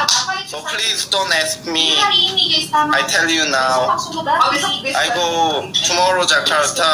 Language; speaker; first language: English; non-native, learner; Korean